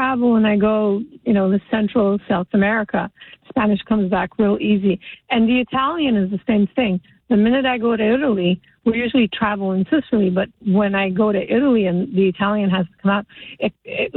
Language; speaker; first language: English; non-native, fluent; Sicilian